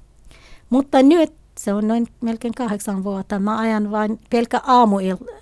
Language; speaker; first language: Finnish; non-native, learner; Kurdish